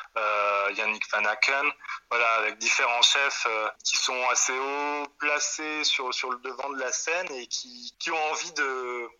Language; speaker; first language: French; native; French